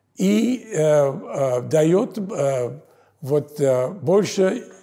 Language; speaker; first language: Russian; non-native, fluent; English